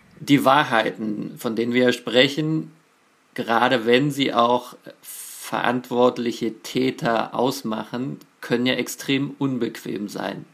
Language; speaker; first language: German; native; German